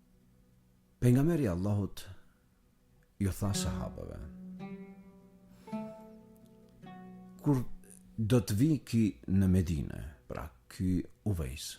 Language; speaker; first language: Albanian; native; Albanian